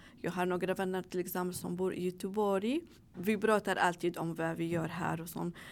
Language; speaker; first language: Swedish; non-native, fluent; Arabic